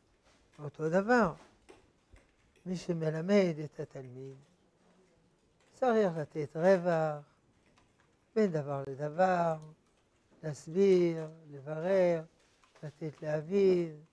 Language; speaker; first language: Hebrew; non-native, fluent; French